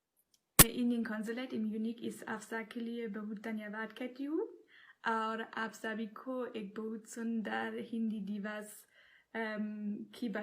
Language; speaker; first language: Hindi; non-native, learner; German